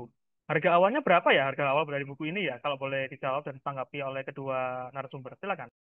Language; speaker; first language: Indonesian; native; Indonesian